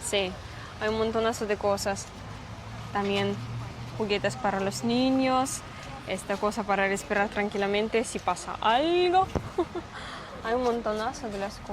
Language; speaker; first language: Spanish; non-native, fluent; Russian